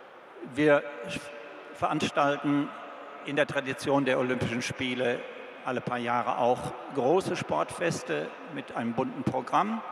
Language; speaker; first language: German; native; German